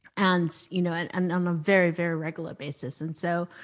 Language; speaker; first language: English; non-native, local second language; Cantonese